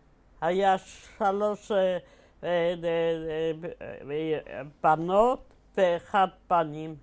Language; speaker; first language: Hebrew; non-native, fluent; Polish